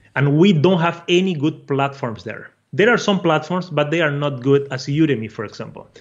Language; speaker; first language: English; non-native, fluent; Portuguese